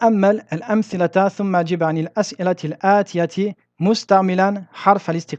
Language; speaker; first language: Arabic; non-native, fluent; French